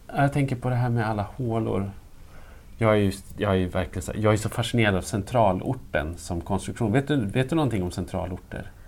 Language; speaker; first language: Swedish; native; Swedish